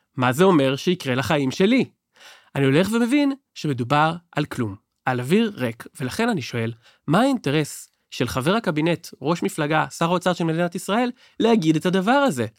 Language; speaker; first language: Hebrew; native; Hebrew